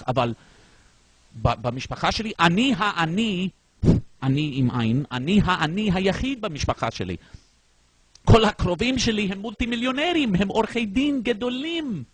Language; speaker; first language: Hebrew; non-native, fluent; English